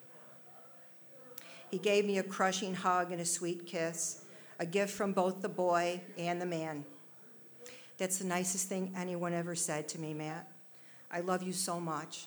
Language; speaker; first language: English; native; English